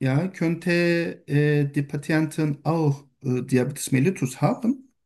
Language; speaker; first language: German; non-native, learner; Turkish